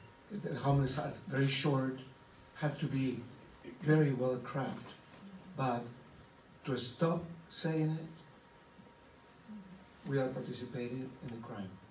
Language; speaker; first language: English; non-native, fluent; Spanish